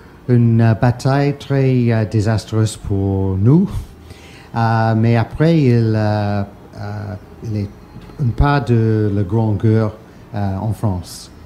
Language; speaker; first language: French; non-native, fluent; English